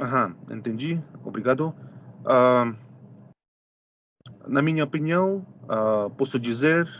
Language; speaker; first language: Portuguese; non-native, fluent; Russian